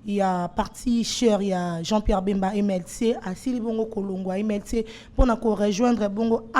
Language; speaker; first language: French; non-native, local second language; Lingala